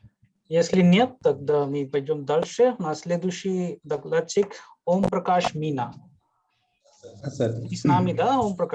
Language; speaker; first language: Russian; non-native, fluent; Hindi